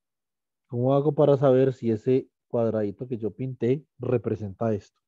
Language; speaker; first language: Spanish; native; Spanish